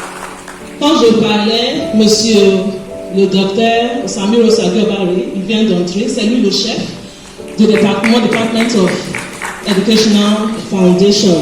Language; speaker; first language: French; non-native, fluent; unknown